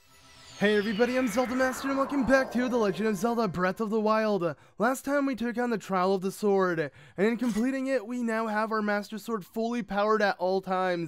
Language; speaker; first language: English; native; English